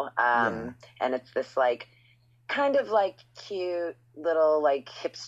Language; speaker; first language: English; native; English